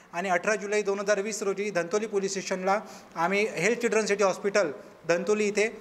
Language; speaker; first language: Marathi; native; Marathi